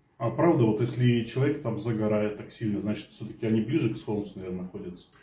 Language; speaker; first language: Russian; early bilingual, other home language; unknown